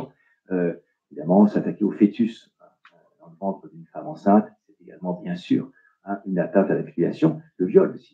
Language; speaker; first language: French; native; French